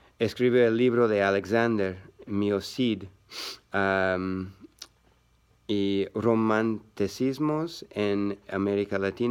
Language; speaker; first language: Spanish; non-native, learner; English